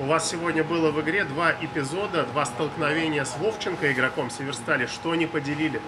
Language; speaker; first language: Russian; native; Russian